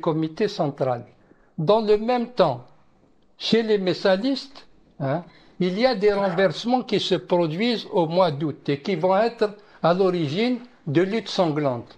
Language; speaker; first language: French; non-native, local second language; Arabic